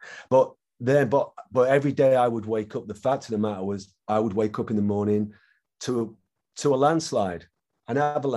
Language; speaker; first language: English; native; English